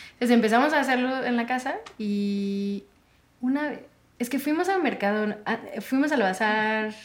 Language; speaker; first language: Spanish; non-native, fluent; French